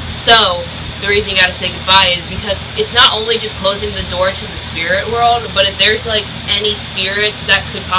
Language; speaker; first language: English; native; English